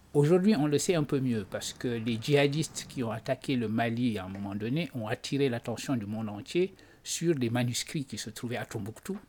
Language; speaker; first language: French; non-native, local second language; Wolof